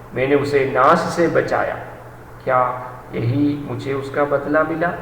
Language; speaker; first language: Hindi; non-native, local second language; Malayalam